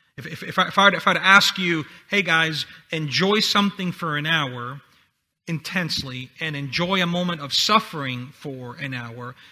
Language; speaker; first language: English; non-native, fluent; Spanish